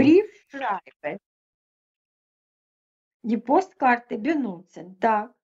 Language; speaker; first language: German; non-native, fluent; Russian